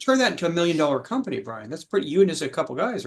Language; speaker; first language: English; native; English